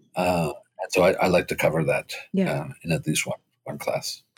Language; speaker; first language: English; early bilingual, other home language; Spanish